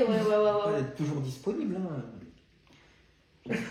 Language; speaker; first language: French; native; French